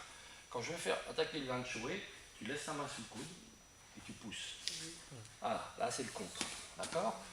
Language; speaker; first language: French; native; French